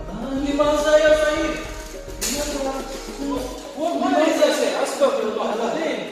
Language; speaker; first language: Arabic; non-native, learner; Indonesian